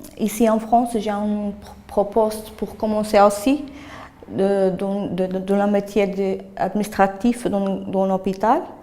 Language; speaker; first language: French; non-native, learner; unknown